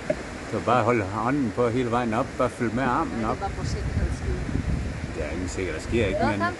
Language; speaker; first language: Danish; native; Danish